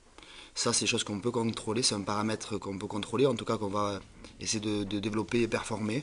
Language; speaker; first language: French; native; French